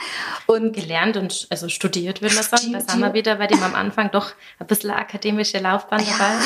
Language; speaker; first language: German; native; German